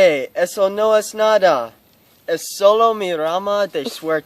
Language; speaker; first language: Spanish; non-native, learner; English